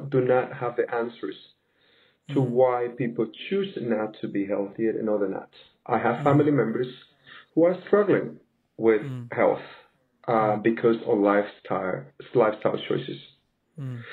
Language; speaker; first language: English; native; English